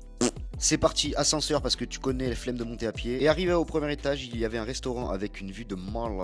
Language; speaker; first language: French; native; French